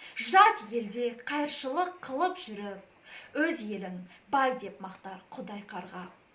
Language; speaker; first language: Kazakh; non-native, local second language; Russian